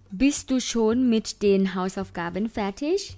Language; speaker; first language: German; non-native, fluent; Thai